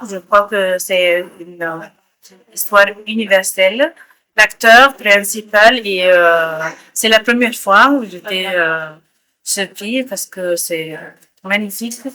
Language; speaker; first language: French; non-native, fluent; Arabic